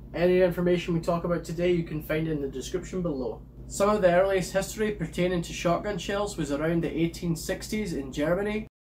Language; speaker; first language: English; native; English